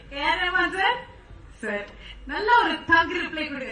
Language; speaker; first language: Tamil; native; Tamil